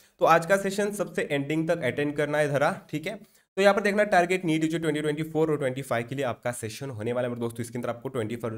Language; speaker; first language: Hindi; non-native, local second language; Marathi